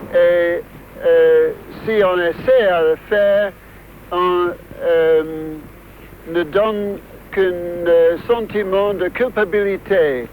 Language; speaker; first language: French; non-native, fluent; English